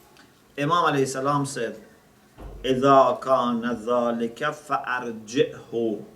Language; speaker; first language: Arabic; non-native, fluent; Persian